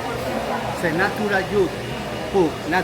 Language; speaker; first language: English; non-native, learner; Spanish